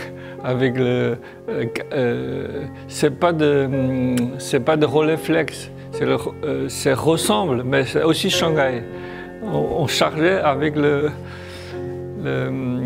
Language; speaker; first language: French; non-native, learner; Chinese